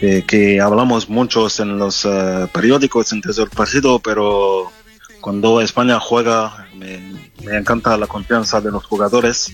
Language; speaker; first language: Spanish; non-native, fluent; French